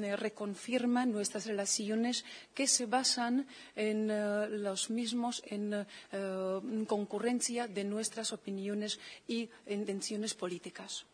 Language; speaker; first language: Spanish; non-native, fluent; Czech